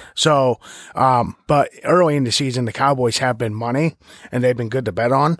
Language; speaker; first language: English; native; English